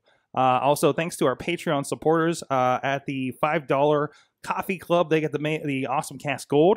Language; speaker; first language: English; native; English